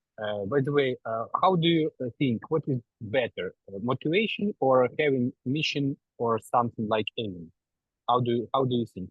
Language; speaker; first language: English; non-native, learner; Ukrainian